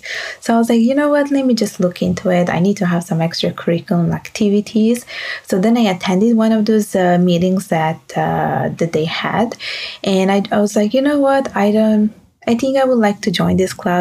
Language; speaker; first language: English; non-native, fluent; Italian